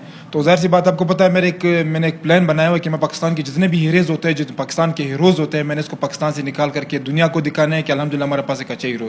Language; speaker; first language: Urdu; native; Urdu